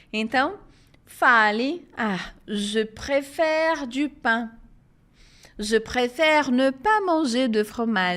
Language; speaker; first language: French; non-native, fluent; Portuguese